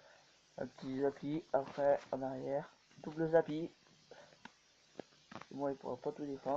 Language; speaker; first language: French; native; French